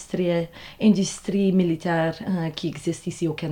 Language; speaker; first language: French; non-native, local second language; English